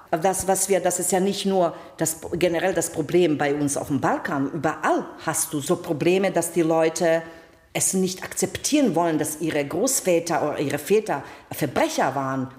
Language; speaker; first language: German; non-native, fluent; Bosnian